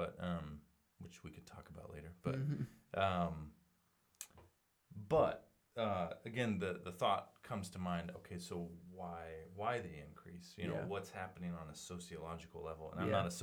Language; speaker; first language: English; native; English